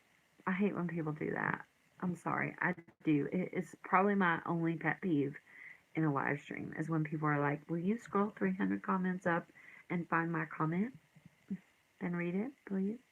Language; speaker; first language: English; native; English